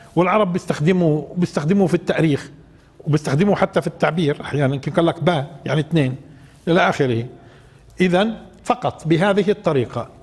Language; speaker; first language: Arabic; native; Arabic